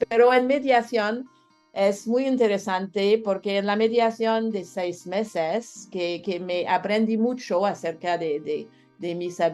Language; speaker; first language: Spanish; non-native, learner; French